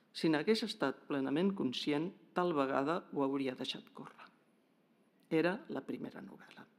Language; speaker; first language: Catalan; native; Catalan